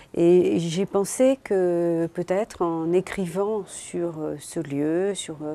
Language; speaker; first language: French; native; French